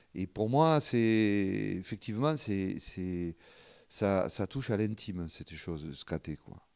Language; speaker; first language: French; non-native, local second language; Occitan